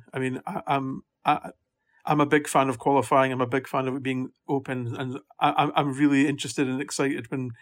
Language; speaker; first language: English; native; English